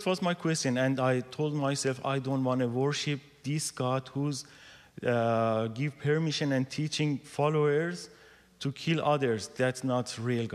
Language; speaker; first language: English; non-native, learner; Persian